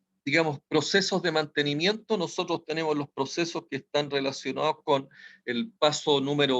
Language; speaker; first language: Spanish; native; Spanish